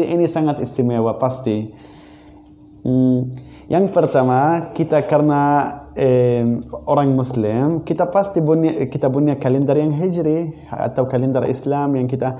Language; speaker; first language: Indonesian; non-native, learner; Arabic